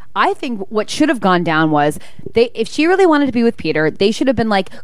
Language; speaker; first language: English; native; English